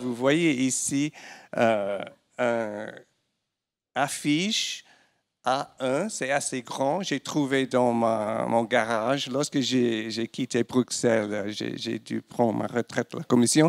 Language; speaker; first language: French; non-native, fluent; English